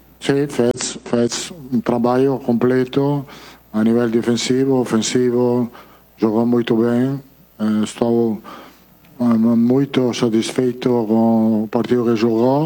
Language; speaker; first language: Portuguese; non-native, fluent; Italian